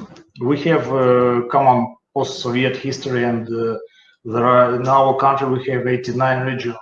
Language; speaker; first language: English; non-native, learner; Russian